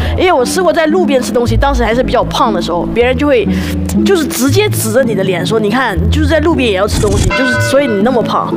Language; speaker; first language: Chinese; native; Chinese